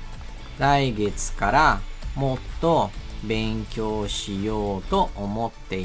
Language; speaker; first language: Japanese; non-native, fluent; Portuguese